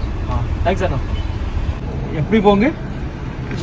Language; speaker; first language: Tamil; non-native, learner; Kannada